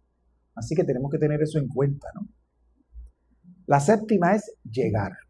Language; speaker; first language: Spanish; native; Spanish